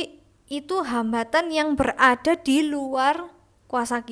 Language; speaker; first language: Indonesian; native; Indonesian